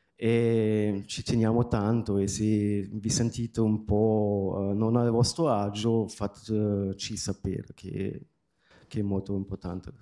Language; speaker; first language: Italian; non-native, fluent; German